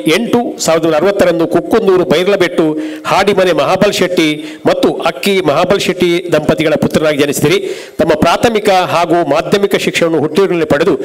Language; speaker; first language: Kannada; non-native, local second language; Tulu